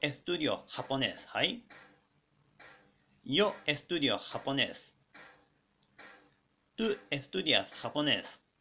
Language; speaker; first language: Spanish; non-native, fluent; Japanese